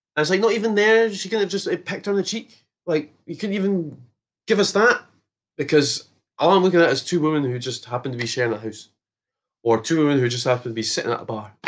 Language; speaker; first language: English; native; English